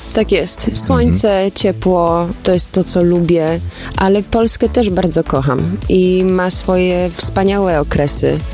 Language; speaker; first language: Polish; native; Polish